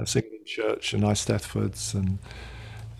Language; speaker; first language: English; native; English